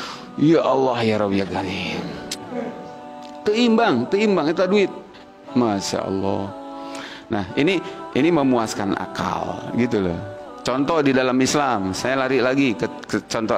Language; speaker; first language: Indonesian; non-native, local second language; Sundanese